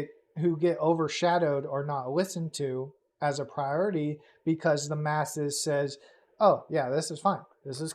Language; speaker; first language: English; native; English